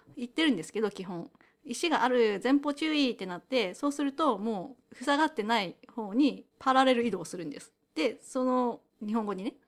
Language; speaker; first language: Japanese; native; Japanese